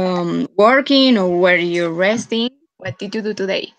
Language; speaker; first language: English; non-native, fluent; Spanish